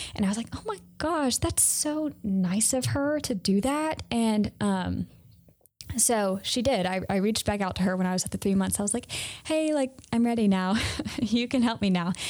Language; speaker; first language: English; native; English